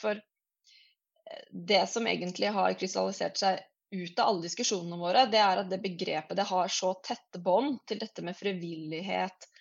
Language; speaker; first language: Norwegian; native; Norwegian